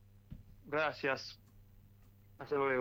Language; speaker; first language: Spanish; early bilingual, heritage; English